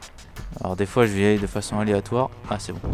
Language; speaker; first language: French; native; French